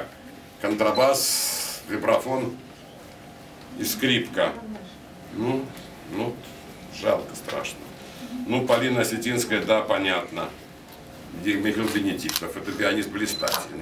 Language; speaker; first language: Russian; native; Russian